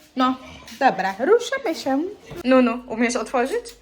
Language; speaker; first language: Polish; non-native, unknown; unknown